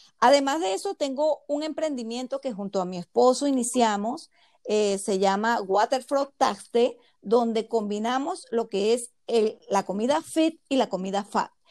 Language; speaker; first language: Spanish; native; Spanish